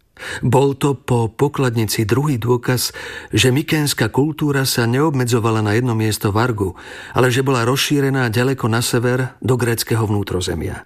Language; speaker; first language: Slovak; native; Slovak